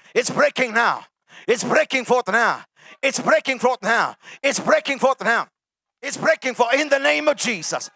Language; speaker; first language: English; non-native, local second language; Tamil